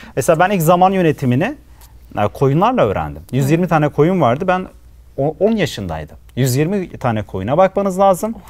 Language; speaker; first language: Turkish; native; Turkish